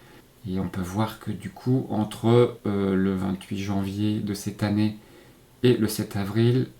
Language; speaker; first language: French; native; French